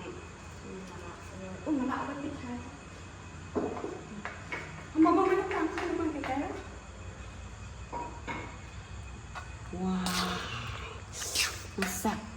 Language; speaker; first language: Thai; non-native, local second language; Lao